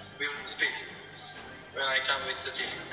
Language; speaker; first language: English; non-native, learner; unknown